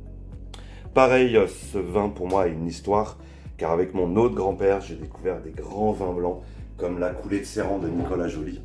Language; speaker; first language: French; native; French